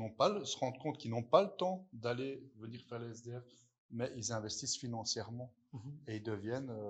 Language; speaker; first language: French; native; French